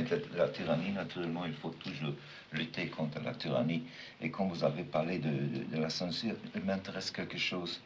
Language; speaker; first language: French; non-native, fluent; German